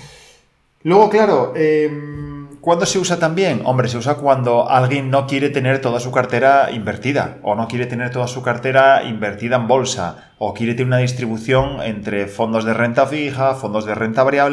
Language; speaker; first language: Spanish; native; Spanish